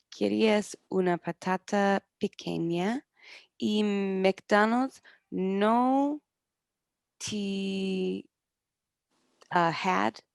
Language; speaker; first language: Spanish; non-native, learner; English